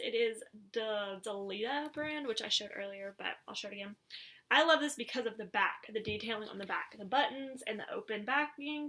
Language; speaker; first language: English; native; English